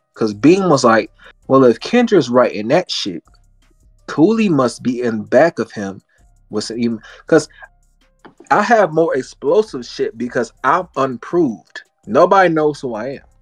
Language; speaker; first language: English; native; English